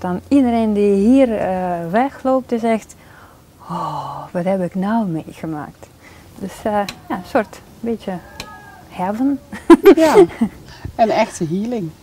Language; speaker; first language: Dutch; non-native, fluent; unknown